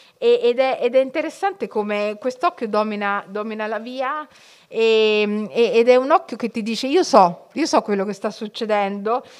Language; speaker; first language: Italian; early bilingual, other home language; Somali